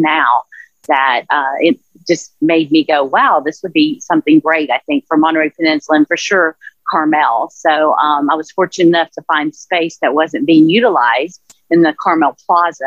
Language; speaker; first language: English; native; English